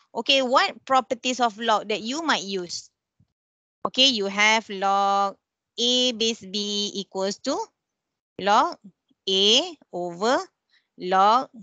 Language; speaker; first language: English; non-native, local second language; Malay